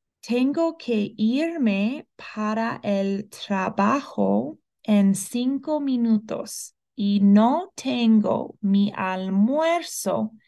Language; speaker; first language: Spanish; non-native, fluent; English